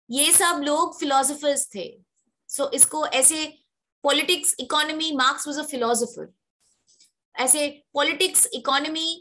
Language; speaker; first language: Hindi; native; Hindi